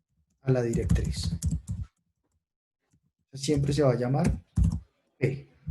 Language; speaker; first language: Spanish; native; Spanish